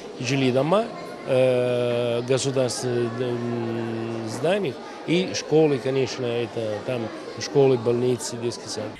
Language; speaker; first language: Russian; non-native, learner; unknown